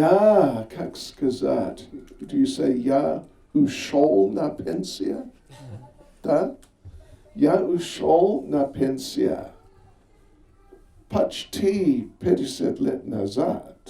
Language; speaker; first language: Russian; non-native, learner; English